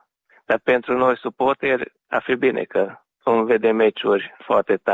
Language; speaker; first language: Romanian; early bilingual, heritage; Romanian